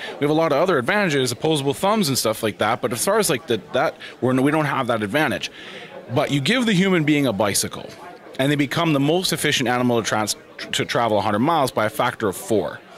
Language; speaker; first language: English; native; English